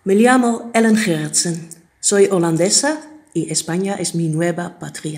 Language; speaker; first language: Spanish; non-native, fluent; Dutch